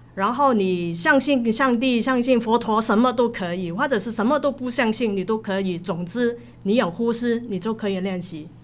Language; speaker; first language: Chinese; non-native, local second language; Cantonese